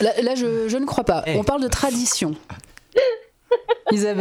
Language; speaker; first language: French; native; French